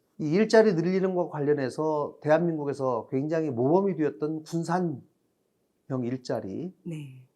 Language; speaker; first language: Korean; native; Korean